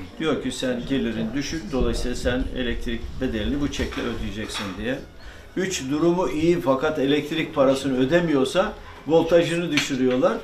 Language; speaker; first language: Turkish; native; Turkish